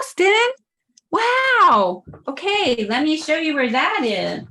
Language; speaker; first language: English; native; English